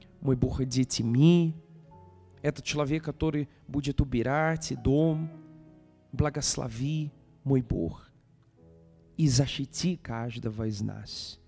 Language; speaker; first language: Russian; non-native, fluent; Portuguese